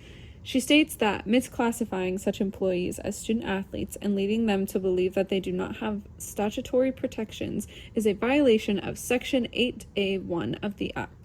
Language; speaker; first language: English; native; English